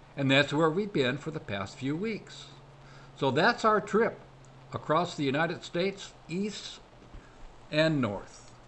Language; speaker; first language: English; native; English